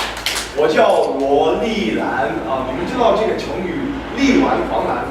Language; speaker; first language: Chinese; non-native, fluent; English